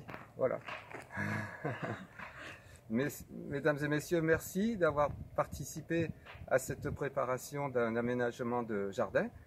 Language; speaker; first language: French; native; French